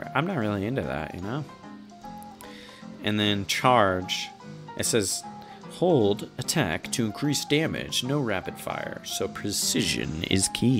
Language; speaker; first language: English; native; English